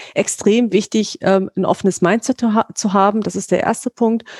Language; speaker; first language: German; native; German